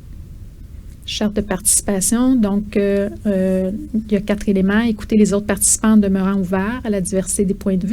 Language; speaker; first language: French; native; French